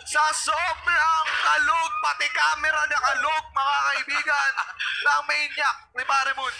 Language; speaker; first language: Filipino; native; Filipino